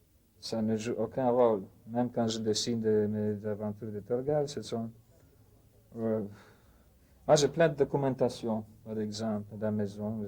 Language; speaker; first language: French; non-native, fluent; Polish